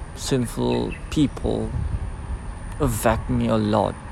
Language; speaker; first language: English; non-native, fluent; Indonesian